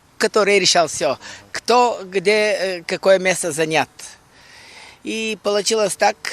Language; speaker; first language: Russian; non-native, learner; Bulgarian